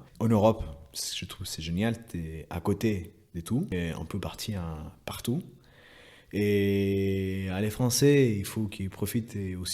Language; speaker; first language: French; non-native, fluent; Spanish